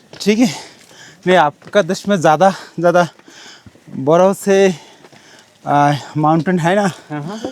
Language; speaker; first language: Hindi; non-native, learner; Bangla